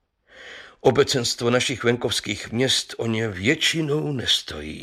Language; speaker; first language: Czech; native; Czech